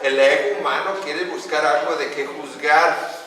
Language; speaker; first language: Spanish; non-native, fluent; English